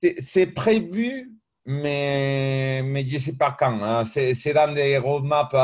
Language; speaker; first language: French; non-native, learner; Spanish